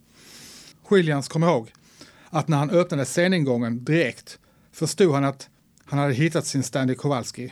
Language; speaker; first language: Swedish; native; Swedish